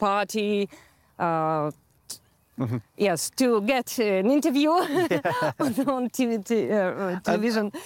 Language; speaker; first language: English; non-native, fluent; Russian